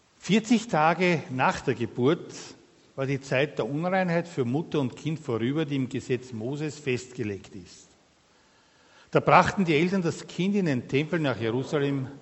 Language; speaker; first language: German; native; German